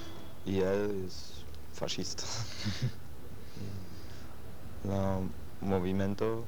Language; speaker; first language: Spanish; non-native, learner; German